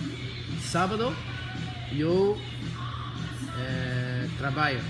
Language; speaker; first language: Portuguese; non-native, learner; English